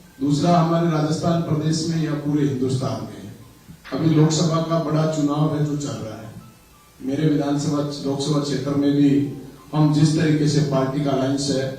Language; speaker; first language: Hindi; native; Hindi